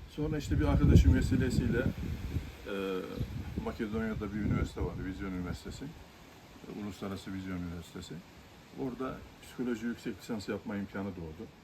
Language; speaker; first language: Turkish; native; Turkish